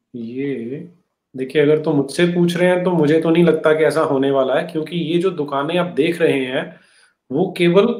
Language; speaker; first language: Hindi; native; Hindi